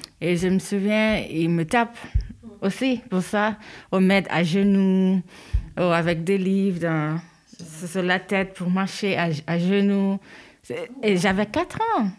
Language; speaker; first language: French; non-native, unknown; Haitian Creole